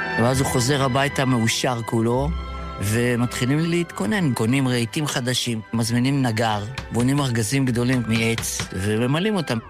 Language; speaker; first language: Hebrew; early bilingual, other home language; Yiddish